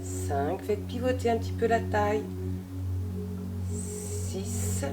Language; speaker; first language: French; native; French